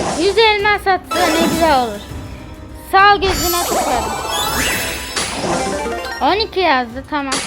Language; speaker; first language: Turkish; native; Turkish